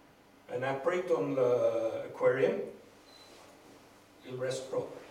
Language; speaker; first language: French; non-native, learner; English